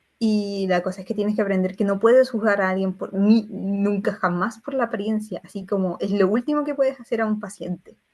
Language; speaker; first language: Spanish; native; Spanish